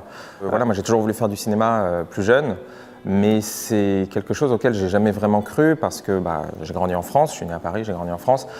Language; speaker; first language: French; native; French